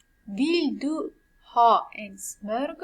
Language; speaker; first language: Swedish; non-native, fluent; Persian